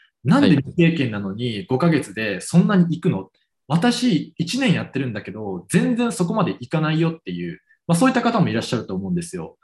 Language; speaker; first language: Japanese; native; Japanese